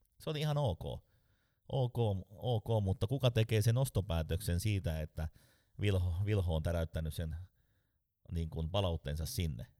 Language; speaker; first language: Finnish; native; Finnish